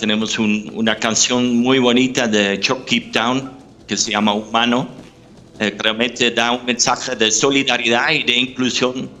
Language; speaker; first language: Spanish; non-native, fluent; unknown